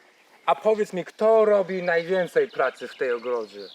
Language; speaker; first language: Polish; non-native, learner; English